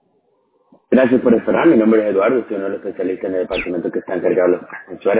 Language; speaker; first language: Spanish; early bilingual, other home language; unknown